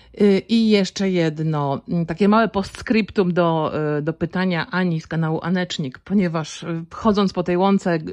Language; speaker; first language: Polish; native; Polish